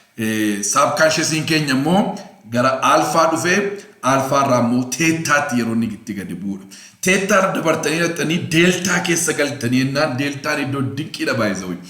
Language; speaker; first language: Oromo; non-native, local second language; Amharic